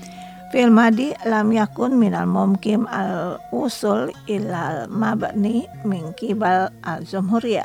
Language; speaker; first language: Arabic; non-native, fluent; Indonesian